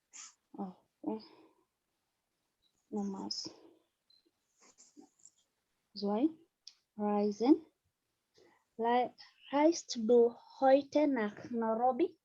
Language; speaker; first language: German; non-native, learner; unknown